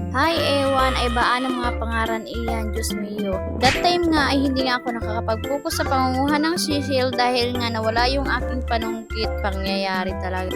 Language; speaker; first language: Filipino; non-native, local second language; Bikol